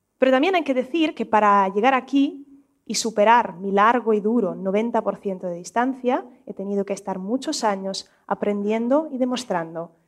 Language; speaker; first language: Spanish; non-native, fluent; Russian